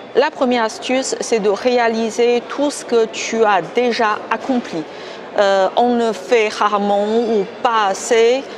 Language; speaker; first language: French; non-native, fluent; Chinese